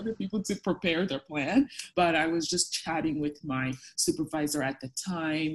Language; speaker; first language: English; non-native, local second language; Yoruba